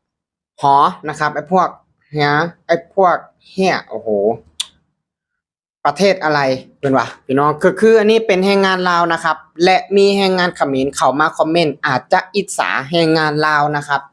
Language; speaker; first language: Thai; non-native, local second language; Lao